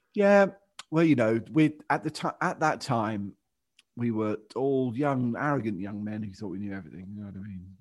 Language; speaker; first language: English; native; English